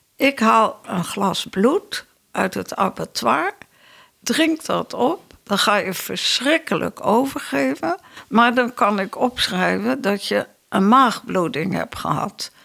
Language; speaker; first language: Dutch; native; Dutch